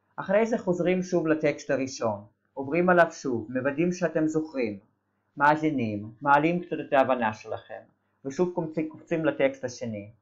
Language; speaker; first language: Hebrew; native; Hebrew